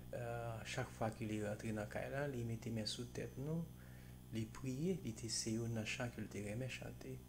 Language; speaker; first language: French; non-native, local second language; Haitian Creole